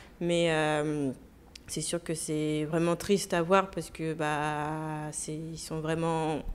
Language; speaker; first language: French; early bilingual, other home language; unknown